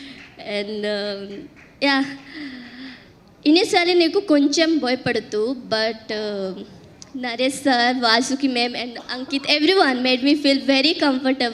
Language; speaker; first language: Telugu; early bilingual, heritage; Telugu